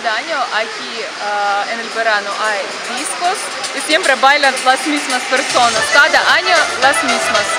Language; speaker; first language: Spanish; non-native, fluent; Russian